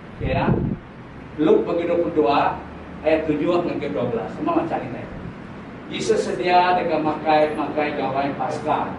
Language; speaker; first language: Malay; non-native, local second language; Iban